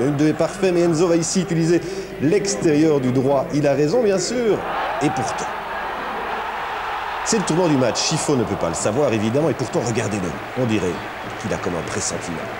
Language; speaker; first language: French; native; French